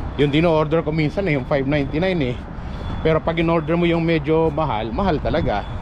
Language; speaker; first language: Filipino; native; Filipino